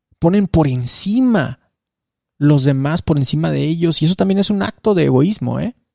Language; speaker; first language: Spanish; native; Spanish